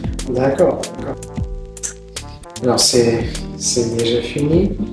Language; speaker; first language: French; non-native, fluent; Uzbek